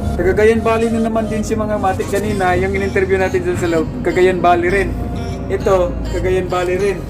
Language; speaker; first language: Filipino; non-native, local second language; Cebuano